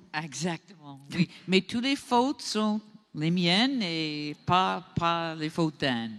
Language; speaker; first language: French; non-native, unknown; English